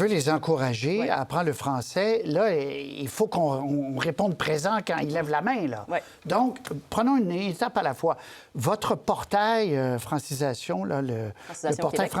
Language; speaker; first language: French; native; French